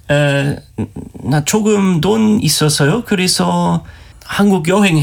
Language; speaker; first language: Korean; non-native, learner; German